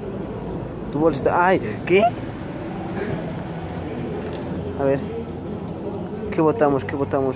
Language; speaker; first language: Spanish; native; Spanish